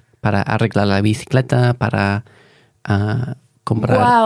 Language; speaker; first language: Spanish; non-native, fluent; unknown